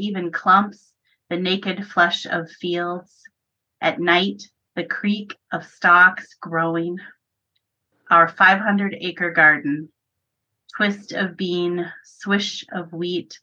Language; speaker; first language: English; native; English